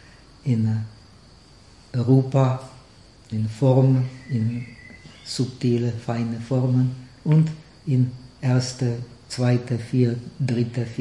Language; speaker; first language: German; non-native, fluent; Czech